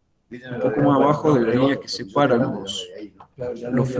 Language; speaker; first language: Spanish; native; Spanish